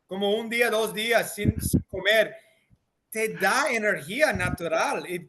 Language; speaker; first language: Spanish; non-native, learner; English